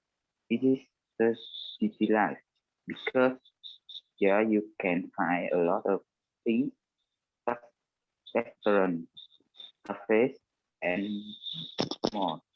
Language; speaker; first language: English; non-native, learner; Vietnamese